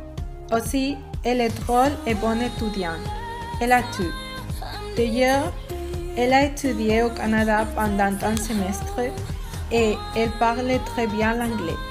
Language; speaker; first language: French; non-native, learner; Spanish